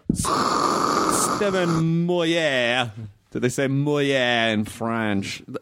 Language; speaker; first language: English; native; English